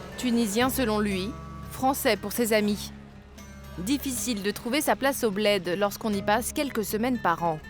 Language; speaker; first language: French; native; French